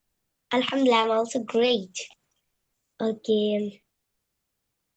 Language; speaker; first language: English; non-native, learner; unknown